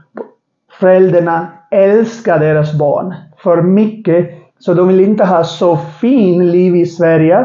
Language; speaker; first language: Swedish; non-native, learner; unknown